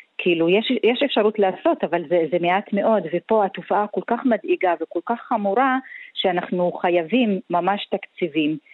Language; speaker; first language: Hebrew; non-native, local second language; Arabic